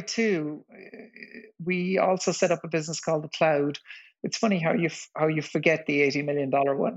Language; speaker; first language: English; native; English